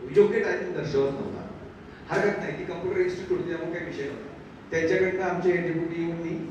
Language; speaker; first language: Marathi; native; Marathi